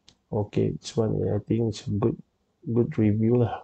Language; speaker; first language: English; non-native, local second language; Malay